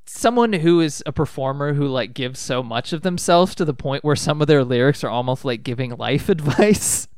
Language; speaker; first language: English; native; English